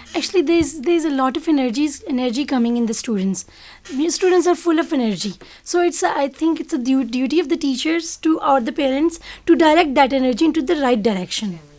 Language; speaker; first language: English; non-native, local second language; Urdu